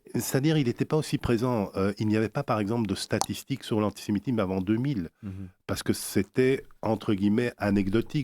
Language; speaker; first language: French; native; French